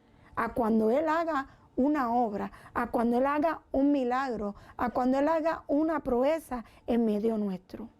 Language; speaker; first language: Spanish; native; Spanish